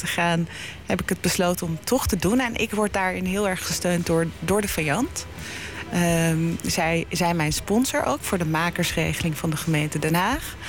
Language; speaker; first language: Dutch; early bilingual, other home language; Turkish